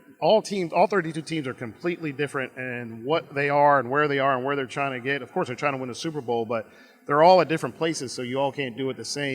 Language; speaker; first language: English; native; English